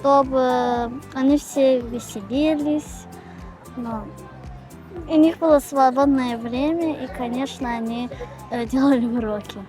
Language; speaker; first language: Russian; non-native, local second language; Azerbaijani